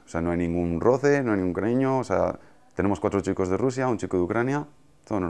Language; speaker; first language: Spanish; native; Spanish